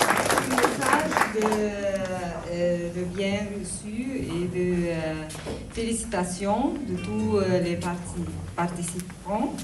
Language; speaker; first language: French; non-native, fluent; Arabic